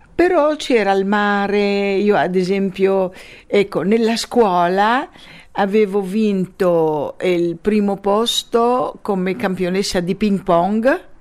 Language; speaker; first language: Italian; non-native, fluent; Arabic